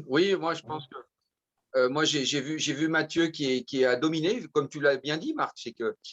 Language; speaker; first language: French; native; French